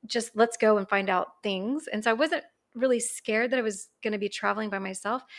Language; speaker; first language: English; native; English